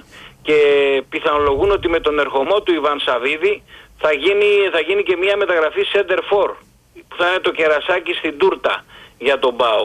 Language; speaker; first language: Greek; native; Greek